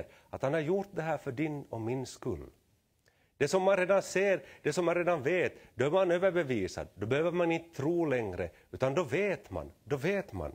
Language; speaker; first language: Swedish; native; Swedish